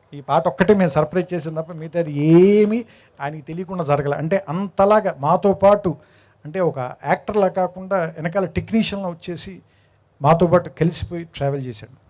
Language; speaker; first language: Telugu; native; Telugu